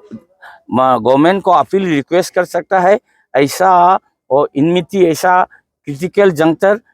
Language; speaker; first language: Hindi; non-native, local second language; Manipuri